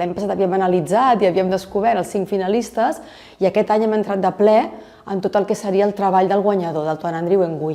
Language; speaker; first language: Catalan; native; Catalan